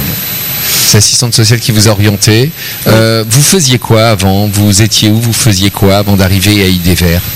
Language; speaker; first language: French; native; French